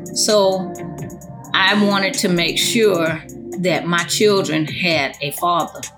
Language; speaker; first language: English; native; English